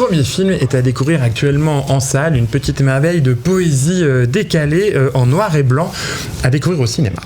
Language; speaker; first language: French; native; French